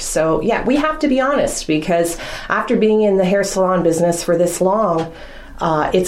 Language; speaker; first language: English; native; English